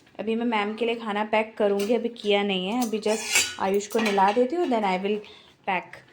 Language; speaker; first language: Hindi; non-native, local second language; Bangla